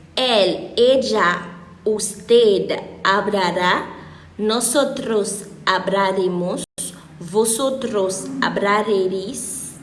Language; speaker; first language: Spanish; non-native, learner; Haitian Creole